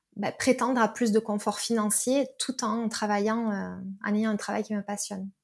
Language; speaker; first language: French; native; French